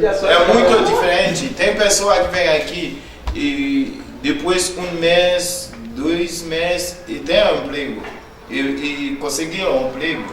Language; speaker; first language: Portuguese; non-native, learner; Haitian Creole